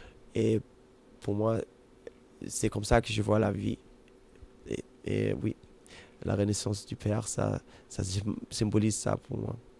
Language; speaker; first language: French; non-native, fluent; German